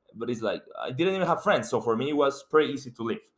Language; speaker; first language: English; non-native, fluent; Spanish